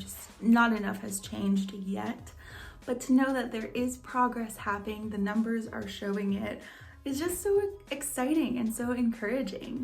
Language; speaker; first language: English; native; English